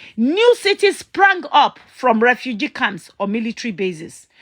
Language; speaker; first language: English; non-native, local second language; Yoruba